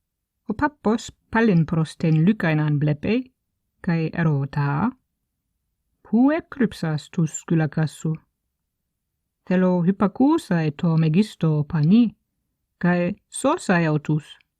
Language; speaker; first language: Greek; non-native, fluent; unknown